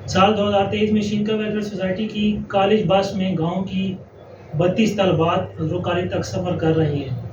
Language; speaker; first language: Urdu; non-native, local second language; Punjabi